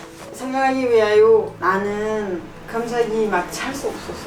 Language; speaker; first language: Korean; non-native, learner; French